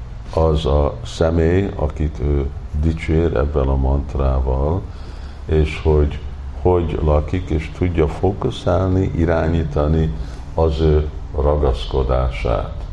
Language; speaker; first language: Hungarian; early bilingual, heritage; Hungarian